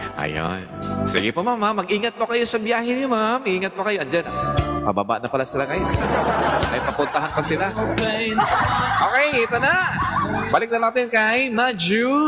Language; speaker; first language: Filipino; native; Filipino